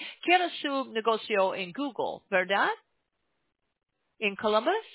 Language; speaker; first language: Spanish; non-native, learner; English